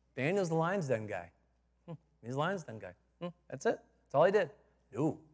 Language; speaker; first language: English; native; English